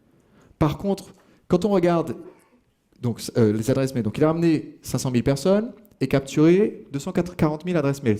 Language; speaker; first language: French; native; French